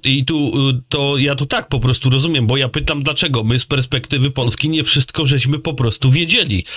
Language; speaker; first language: Polish; native; Polish